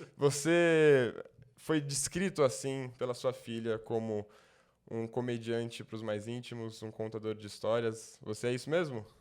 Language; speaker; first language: Portuguese; native; Portuguese